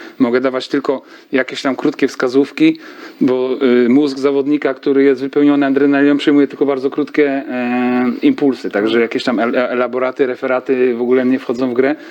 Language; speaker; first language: Polish; native; Polish